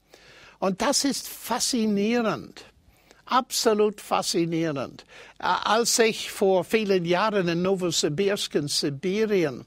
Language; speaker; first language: German; non-native, fluent; English